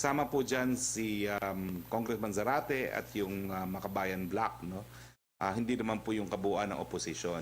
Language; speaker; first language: Filipino; native; Filipino